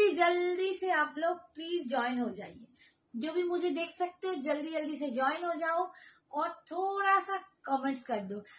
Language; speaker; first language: Hindi; non-native, local second language; Bangla